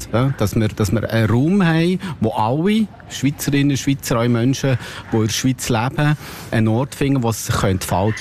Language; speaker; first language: German; native; German